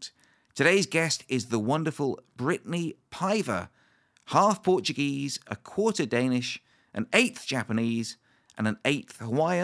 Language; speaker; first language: English; native; English